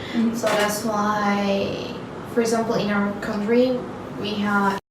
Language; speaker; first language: English; non-native, learner; Turkish